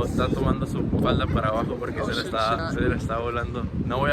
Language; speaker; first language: Spanish; native; Spanish